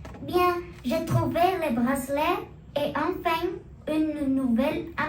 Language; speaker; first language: French; non-native, learner; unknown